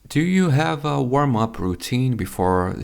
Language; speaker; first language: English; non-native, fluent; Finnish